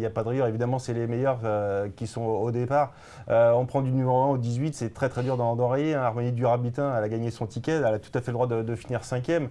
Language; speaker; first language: French; native; French